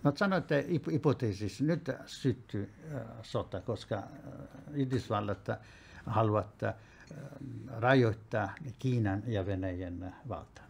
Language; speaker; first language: Finnish; non-native, fluent; Italian